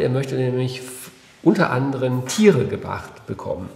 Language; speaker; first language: German; native; German